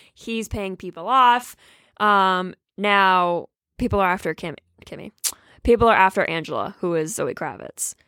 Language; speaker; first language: English; native; English